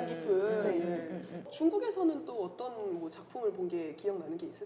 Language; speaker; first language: Korean; native; Korean